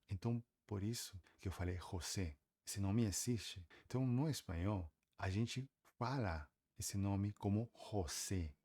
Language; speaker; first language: Portuguese; native; Portuguese